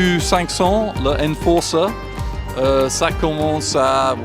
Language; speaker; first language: French; non-native, fluent; English